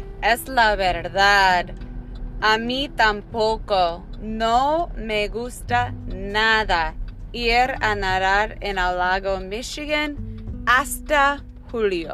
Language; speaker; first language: Spanish; non-native, fluent; English